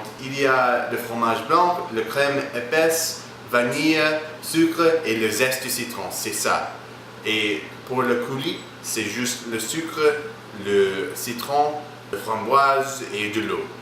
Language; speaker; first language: French; non-native, learner; English